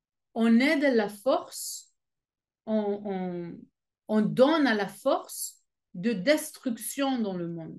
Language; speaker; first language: French; non-native, fluent; Hebrew